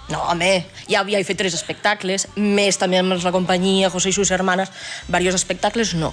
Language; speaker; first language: Catalan; native; Catalan